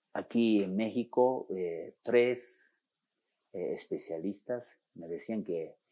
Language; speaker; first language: Spanish; non-native, fluent; Japanese